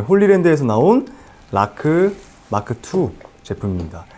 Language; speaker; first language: Korean; native; Korean